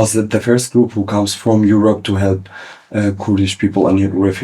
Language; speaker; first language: English; early bilingual, other home language; Kurdish